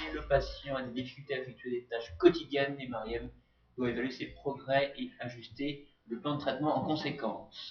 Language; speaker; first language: French; native; French